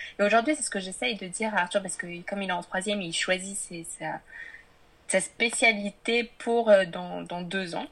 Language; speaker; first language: French; early bilingual, other home language; Polish